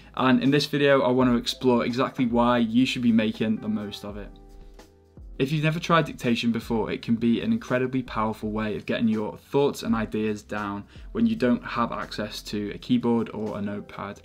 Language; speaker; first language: English; native; English